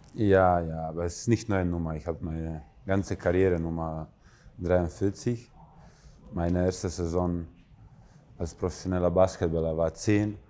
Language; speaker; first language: German; non-native, fluent; Croatian